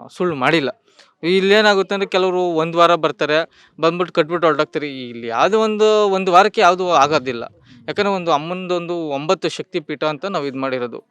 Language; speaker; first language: Kannada; native; Kannada